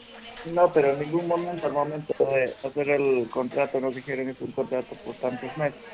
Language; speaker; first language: Spanish; native; Spanish